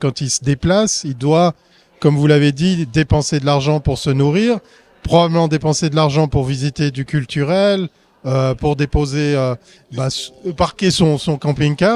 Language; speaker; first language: French; native; French